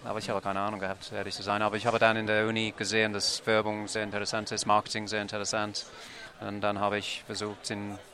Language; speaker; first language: German; non-native, fluent; English